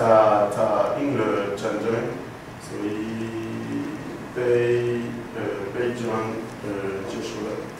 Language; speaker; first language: Chinese; non-native, learner; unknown